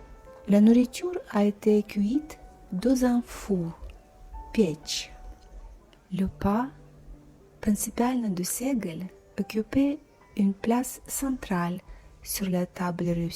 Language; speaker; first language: French; non-native, fluent; Russian